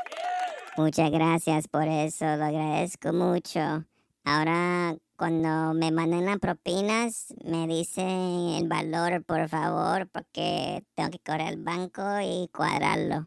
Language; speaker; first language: Spanish; non-native, learner; English